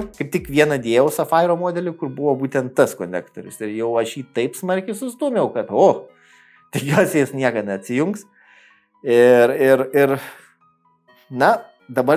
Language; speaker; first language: Lithuanian; native; Lithuanian